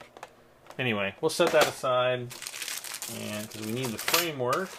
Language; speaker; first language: English; native; English